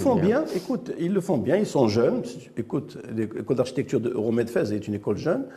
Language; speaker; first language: French; non-native, local second language; Arabic